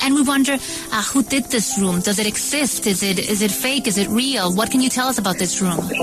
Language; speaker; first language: English; non-native, fluent; Spanish